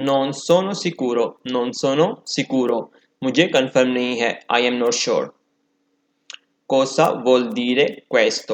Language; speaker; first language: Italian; non-native, fluent; Urdu